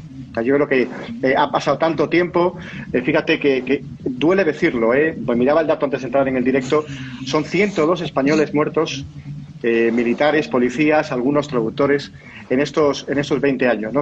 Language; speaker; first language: Spanish; native; Spanish